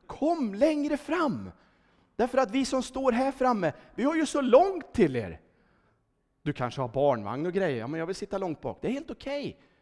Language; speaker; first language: Swedish; native; Swedish